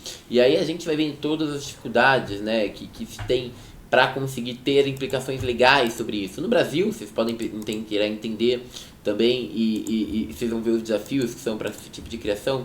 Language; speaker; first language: Portuguese; native; Portuguese